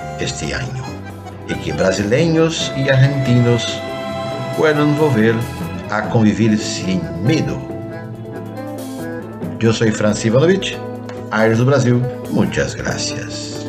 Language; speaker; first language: Spanish; non-native, fluent; Portuguese